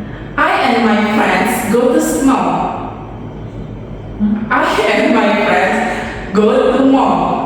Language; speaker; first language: English; non-native, learner; Indonesian